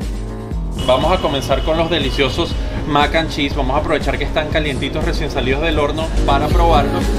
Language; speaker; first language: Spanish; native; Spanish